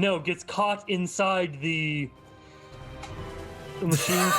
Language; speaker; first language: English; native; English